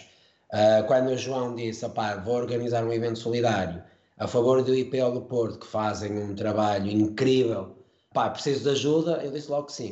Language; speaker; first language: Portuguese; native; Portuguese